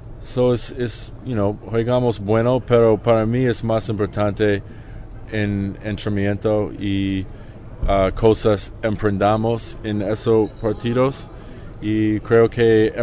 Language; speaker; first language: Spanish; non-native, learner; English